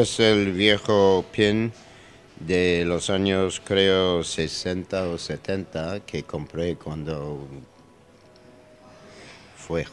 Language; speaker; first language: Spanish; non-native, learner; English